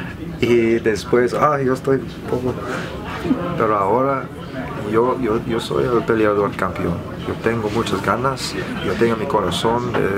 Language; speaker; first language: Spanish; non-native, learner; English